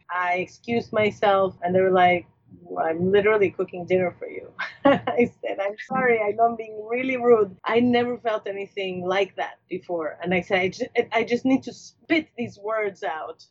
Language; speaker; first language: English; non-native, fluent; Spanish